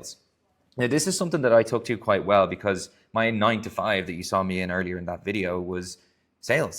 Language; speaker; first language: English; native; English